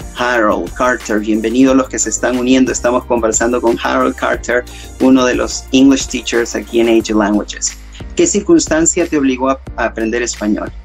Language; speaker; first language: Spanish; native; Spanish